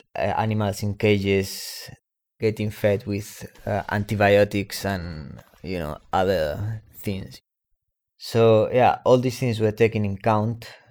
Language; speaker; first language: English; non-native, fluent; Spanish